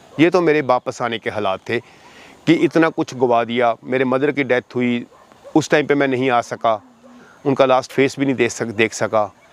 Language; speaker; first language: Hindi; non-native, local second language; Punjabi